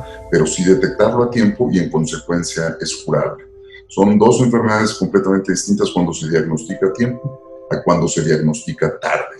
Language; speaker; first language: Spanish; native; Spanish